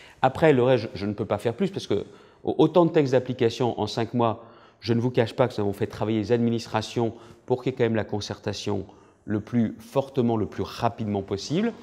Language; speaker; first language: French; native; French